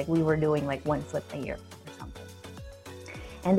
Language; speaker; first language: English; native; English